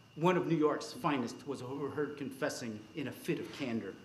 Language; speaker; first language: English; native; English